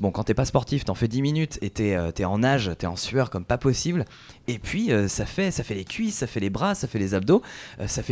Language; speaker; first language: French; native; French